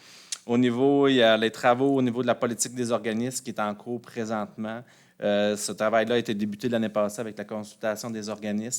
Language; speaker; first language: French; native; French